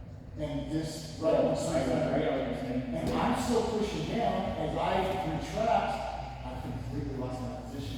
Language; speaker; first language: English; native; English